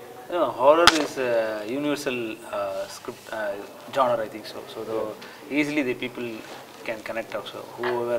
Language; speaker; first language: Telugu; non-native, learner; Tamil